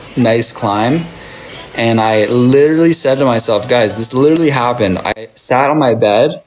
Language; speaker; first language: English; native; English